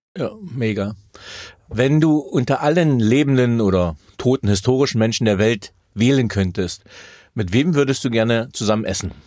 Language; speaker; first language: German; native; German